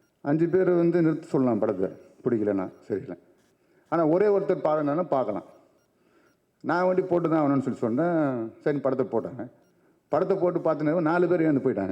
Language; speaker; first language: Tamil; native; Tamil